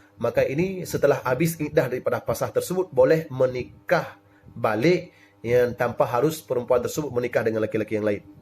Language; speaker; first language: Malay; non-native, local second language; Achinese